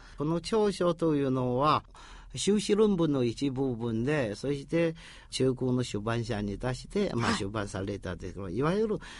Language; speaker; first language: Japanese; non-native, fluent; Chinese